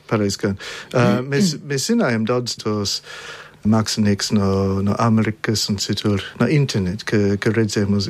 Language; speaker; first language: Latvian; early bilingual, heritage; Latvian